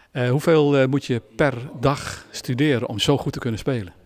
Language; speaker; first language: Dutch; native; Dutch